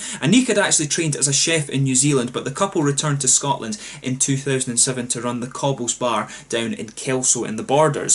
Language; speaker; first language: English; native; English